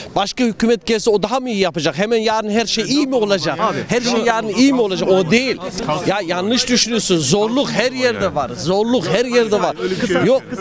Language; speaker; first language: Turkish; early bilingual, heritage; Turkish